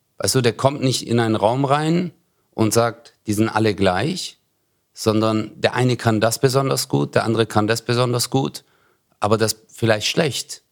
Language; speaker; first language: German; early bilingual, other home language; Turkish